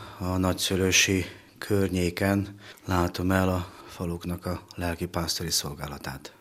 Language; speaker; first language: Hungarian; native; Hungarian